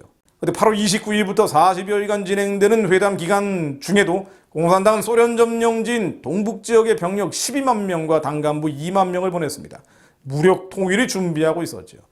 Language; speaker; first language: Korean; native; Korean